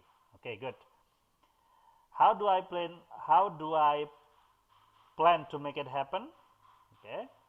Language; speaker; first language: English; non-native, fluent; Indonesian